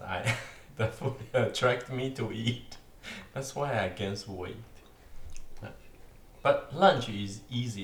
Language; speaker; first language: English; non-native, learner; Chinese